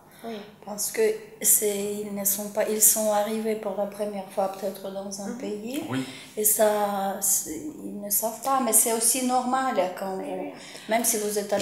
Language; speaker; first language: French; non-native, fluent; Ukrainian